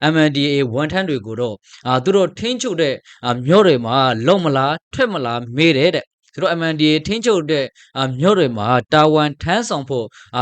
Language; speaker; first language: Burmese; native; Burmese